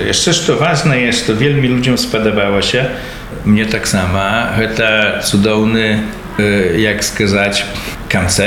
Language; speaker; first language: Belarusian; early bilingual, heritage; Belarusian